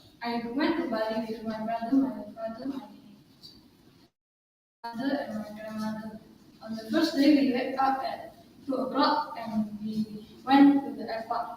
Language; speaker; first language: English; non-native, learner; Indonesian